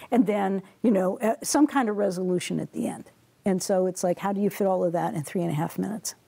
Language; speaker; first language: English; native; English